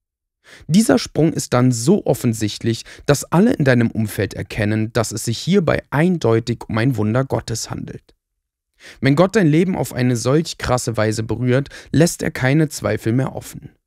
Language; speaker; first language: German; native; German